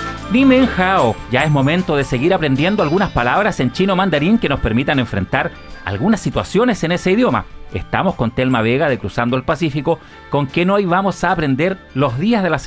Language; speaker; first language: Spanish; native; Spanish